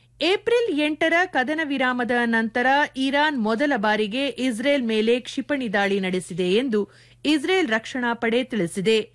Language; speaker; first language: Kannada; native; Kannada